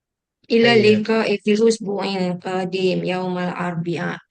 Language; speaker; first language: Arabic; non-native, learner; Malay